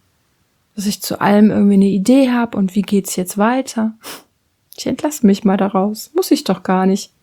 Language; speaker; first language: German; native; German